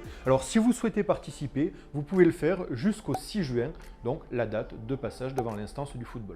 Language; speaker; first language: French; native; French